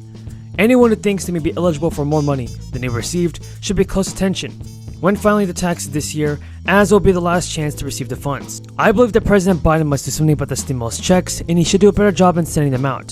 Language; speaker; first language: English; native; English